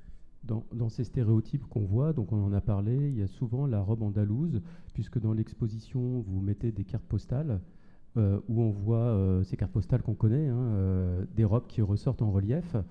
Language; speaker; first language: French; native; French